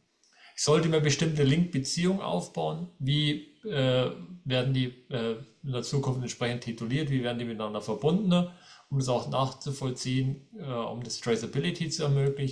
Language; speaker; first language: German; native; German